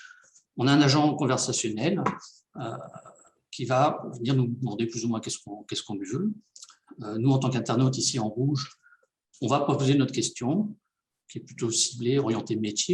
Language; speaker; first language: French; native; French